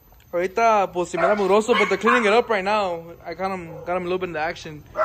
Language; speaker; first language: English; early bilingual, other home language; Spanish